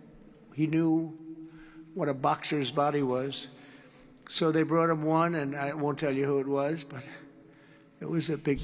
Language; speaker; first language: English; native; English